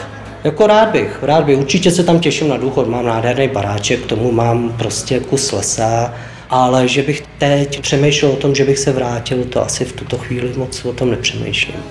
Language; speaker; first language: Czech; native; Czech